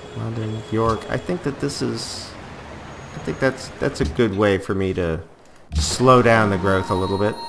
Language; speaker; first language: English; native; English